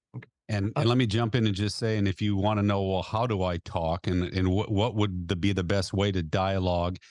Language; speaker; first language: English; native; English